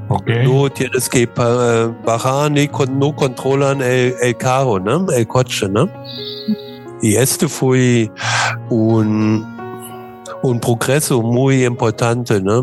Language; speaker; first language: Spanish; non-native, learner; German